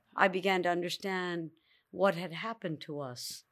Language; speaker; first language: English; early bilingual, other home language; Spanish